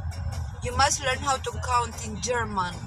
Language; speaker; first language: English; non-native, local second language; Filipino